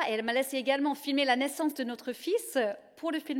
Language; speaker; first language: French; native; French